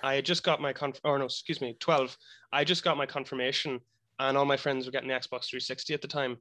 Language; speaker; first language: English; native; English